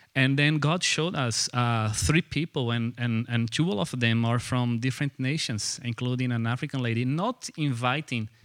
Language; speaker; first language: English; non-native, fluent; Portuguese